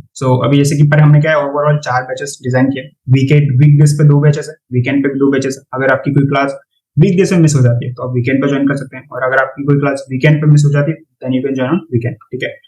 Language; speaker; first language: Hindi; native; Hindi